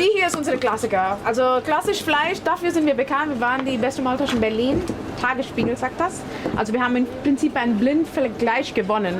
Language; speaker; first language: German; non-native, fluent; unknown